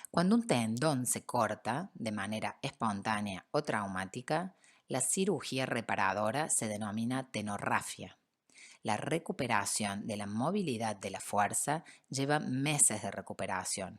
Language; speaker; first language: Spanish; native; Spanish